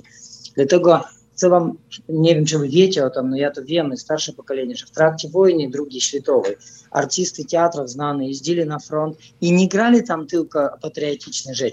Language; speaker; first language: Polish; non-native, fluent; Russian